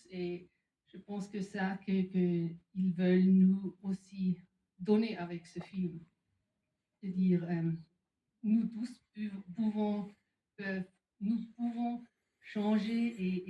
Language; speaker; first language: French; non-native, fluent; German